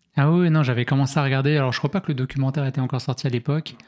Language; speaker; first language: French; native; French